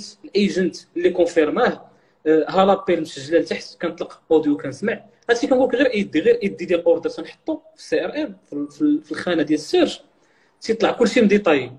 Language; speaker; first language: Arabic; native; Arabic